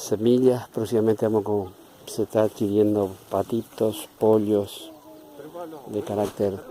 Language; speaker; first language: Spanish; native; Spanish